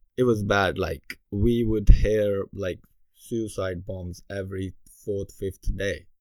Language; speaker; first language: English; non-native, local second language; Urdu